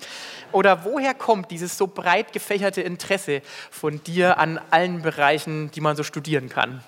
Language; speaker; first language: German; native; German